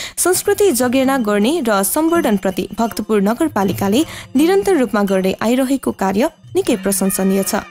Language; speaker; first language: Nepali; non-native, local second language; Newari